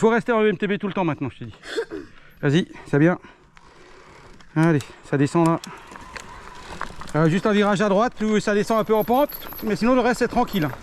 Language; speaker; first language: French; native; French